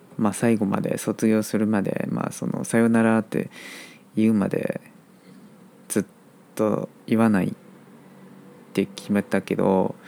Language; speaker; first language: Japanese; non-native, fluent; Chinese